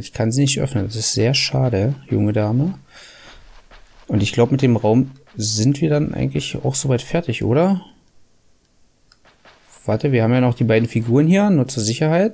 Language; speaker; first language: German; native; German